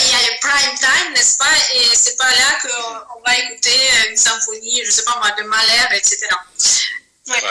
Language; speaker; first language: French; non-native, fluent; Azerbaijani